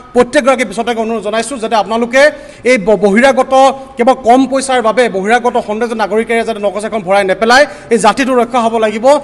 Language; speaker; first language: Assamese; native; Assamese